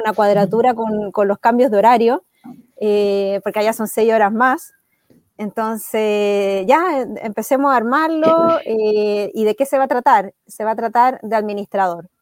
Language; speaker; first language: Spanish; native; Spanish